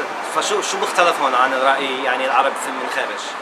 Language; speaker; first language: Arabic; non-native, learner; English